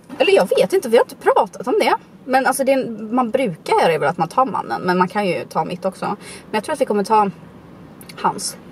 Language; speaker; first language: Swedish; native; Swedish